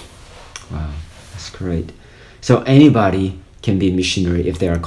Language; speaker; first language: English; non-native, fluent; Korean